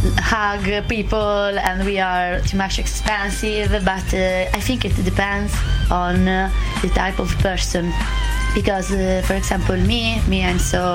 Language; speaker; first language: English; non-native, learner; Italian